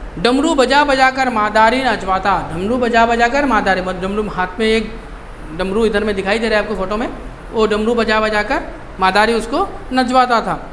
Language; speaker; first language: Hindi; non-native, local second language; Bangla